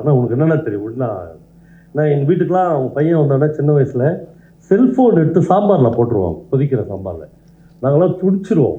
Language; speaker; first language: Tamil; native; Tamil